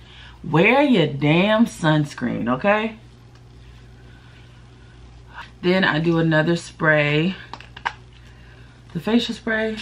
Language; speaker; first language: English; native; English